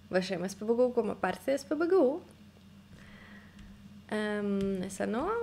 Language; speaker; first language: Spanish; non-native, fluent; Russian